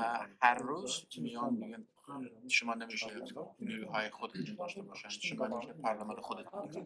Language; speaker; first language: Persian; non-native, learner; Kurdish